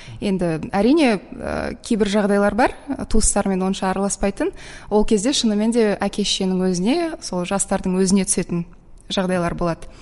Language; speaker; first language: Kazakh; native; Kazakh